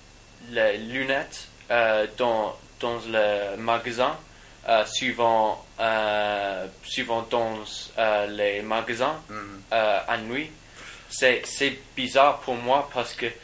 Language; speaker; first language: French; non-native, learner; English